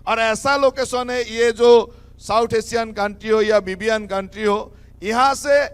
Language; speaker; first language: Hindi; non-native, local second language; Assamese